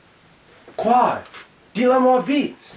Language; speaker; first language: French; non-native, learner; English